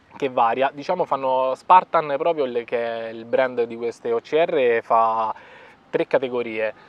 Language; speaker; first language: Italian; native; Italian